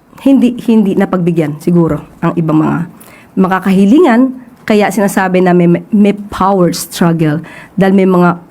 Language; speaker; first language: Filipino; native; Filipino